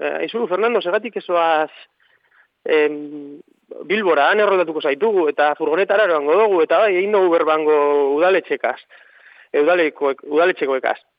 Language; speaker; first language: Basque; native; Basque